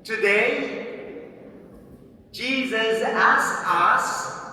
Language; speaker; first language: English; non-native, local second language; Filipino